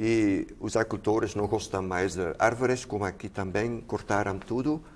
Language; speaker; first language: Portuguese; non-native, fluent; Dutch